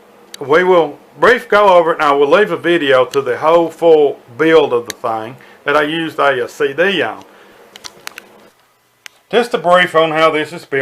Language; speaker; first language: English; native; English